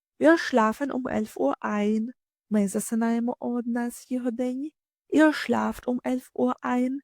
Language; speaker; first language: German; non-native, fluent; Ukrainian